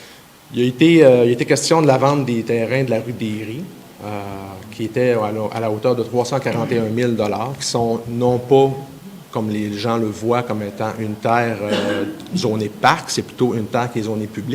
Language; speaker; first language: French; native; French